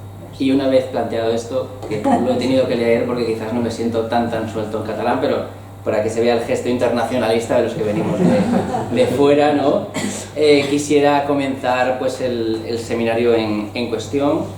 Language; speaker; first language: Spanish; native; Spanish